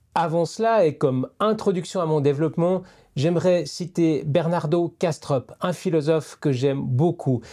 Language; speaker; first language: French; native; French